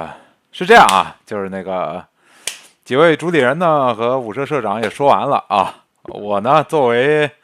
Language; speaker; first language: Chinese; native; Chinese